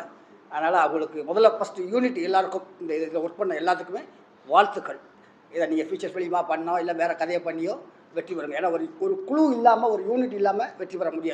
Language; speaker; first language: Tamil; native; Tamil